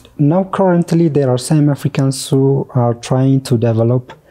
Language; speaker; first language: English; non-native, fluent; Oromo